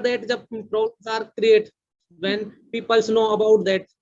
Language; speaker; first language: English; non-native, learner; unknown